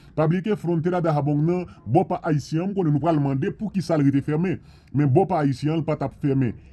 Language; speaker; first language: Haitian Creole; non-native, fluent; Spanish